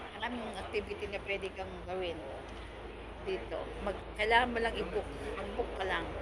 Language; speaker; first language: Filipino; native; Filipino